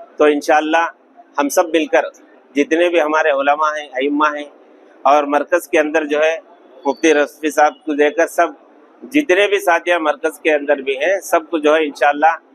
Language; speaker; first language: Urdu; native; Urdu